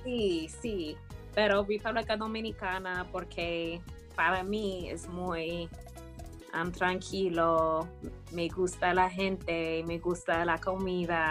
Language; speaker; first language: Spanish; non-native, learner; English